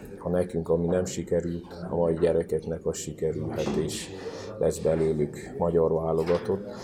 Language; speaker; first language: Hungarian; native; Hungarian